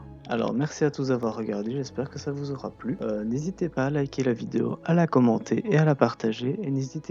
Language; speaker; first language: French; native; French